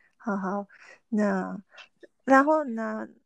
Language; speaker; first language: Chinese; non-native, learner; Vietnamese